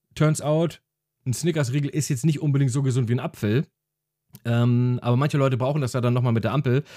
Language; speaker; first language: German; early bilingual, other home language; Hungarian